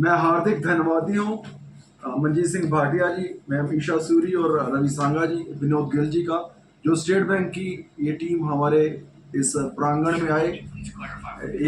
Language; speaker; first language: Hindi; non-native, local second language; Punjabi